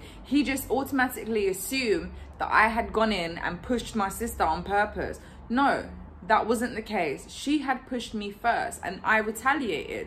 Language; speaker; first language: English; native; English